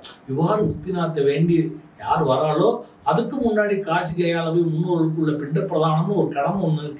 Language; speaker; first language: Tamil; native; Tamil